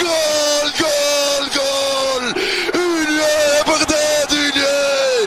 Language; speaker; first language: Arabic; native; Arabic